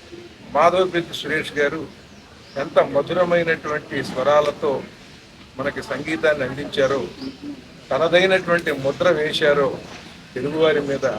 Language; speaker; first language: Telugu; native; Telugu